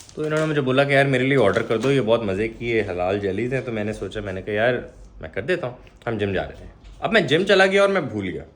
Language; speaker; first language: Urdu; native; Urdu